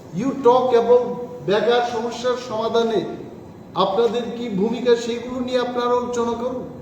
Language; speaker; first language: Bangla; non-native, local second language; Kok Borok